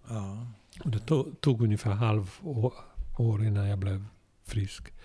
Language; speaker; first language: Swedish; non-native, fluent; Hungarian